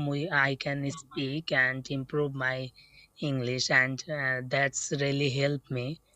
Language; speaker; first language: English; non-native, learner; Bangla